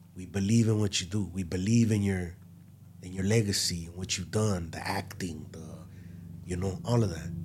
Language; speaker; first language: English; native; English